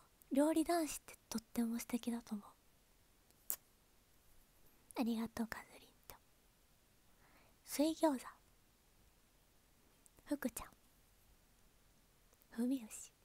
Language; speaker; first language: Japanese; native; Japanese